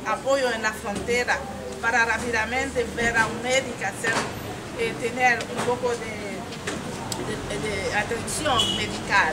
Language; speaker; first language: Spanish; non-native, fluent; Haitian Creole